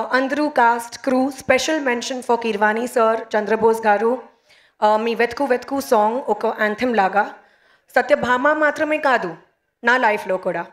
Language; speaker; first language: Telugu; non-native, learner; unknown